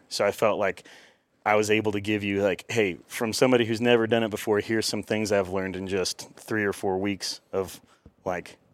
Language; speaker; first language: English; native; English